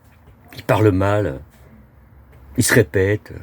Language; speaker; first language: French; native; French